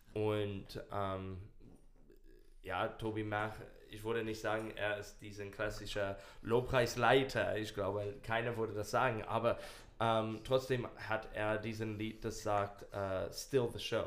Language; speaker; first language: German; non-native, learner; English